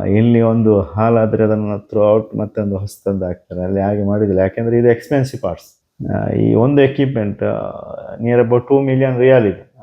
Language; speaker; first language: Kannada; non-native, local second language; Malayalam